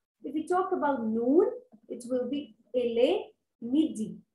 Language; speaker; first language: English; non-native, local second language; Hindi